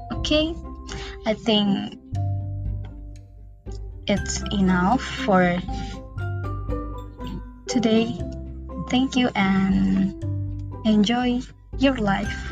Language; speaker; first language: English; non-native, learner; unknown